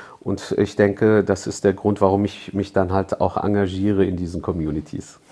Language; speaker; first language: German; early bilingual, other home language; Turkish